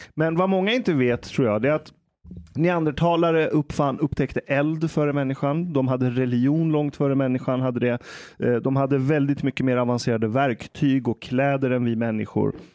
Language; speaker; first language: Swedish; early bilingual, other home language; Persian